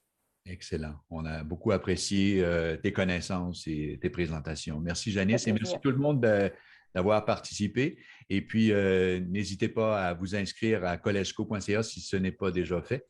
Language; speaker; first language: French; native; French